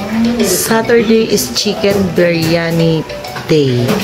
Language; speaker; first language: English; non-native, local second language; Filipino